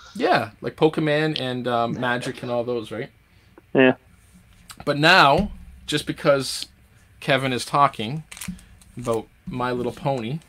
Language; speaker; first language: English; native; English